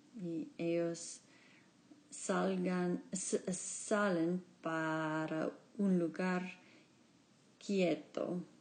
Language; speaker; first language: Spanish; non-native, learner; English